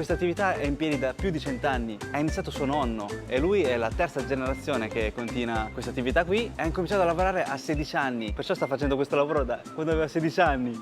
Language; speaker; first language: Italian; early bilingual, other home language; Chinese